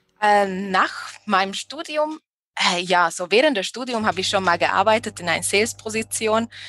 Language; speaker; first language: German; non-native, fluent; Hungarian